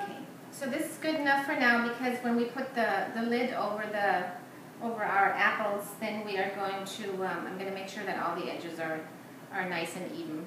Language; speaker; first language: English; non-native, fluent; German